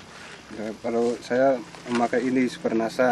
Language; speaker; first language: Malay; non-native, local second language; Javanese